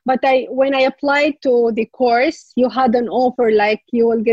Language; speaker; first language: English; non-native, fluent; Arabic